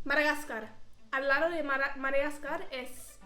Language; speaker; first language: Spanish; non-native, learner; English